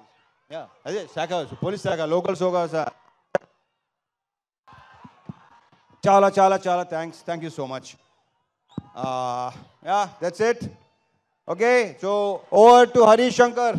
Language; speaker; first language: Telugu; native; Telugu